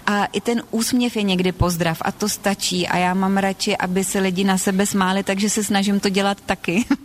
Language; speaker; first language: Czech; native; Czech